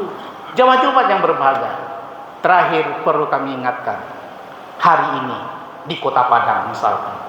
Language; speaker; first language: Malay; non-native, local second language; Minangkabau